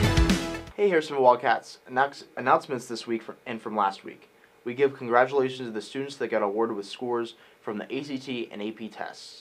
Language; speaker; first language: English; native; English